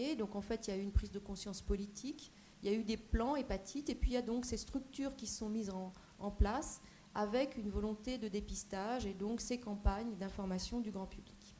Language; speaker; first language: French; native; French